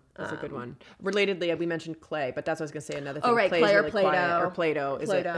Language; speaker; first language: English; native; English